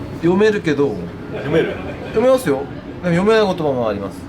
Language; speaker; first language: Japanese; non-native, fluent; Korean